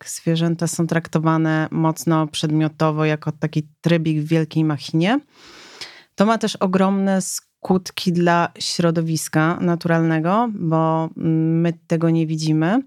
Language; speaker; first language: Polish; native; Polish